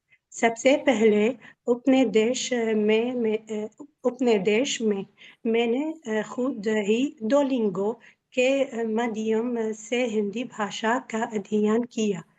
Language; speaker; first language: Hindi; non-native, learner; Arabic